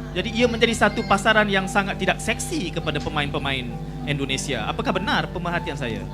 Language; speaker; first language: Malay; native; Malay